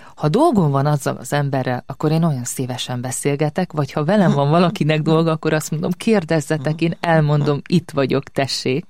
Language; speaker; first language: Hungarian; native; Hungarian